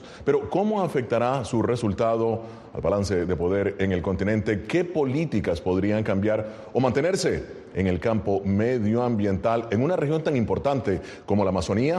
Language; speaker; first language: Spanish; native; Spanish